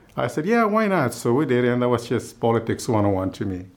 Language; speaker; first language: English; non-native, fluent; Spanish